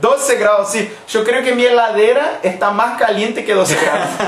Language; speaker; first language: Spanish; non-native, fluent; Portuguese